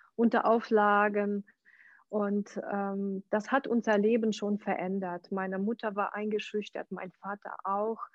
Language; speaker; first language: German; non-native, fluent; Ukrainian